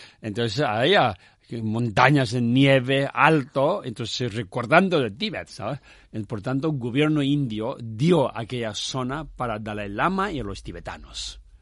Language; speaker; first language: Spanish; non-native, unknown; Tibetan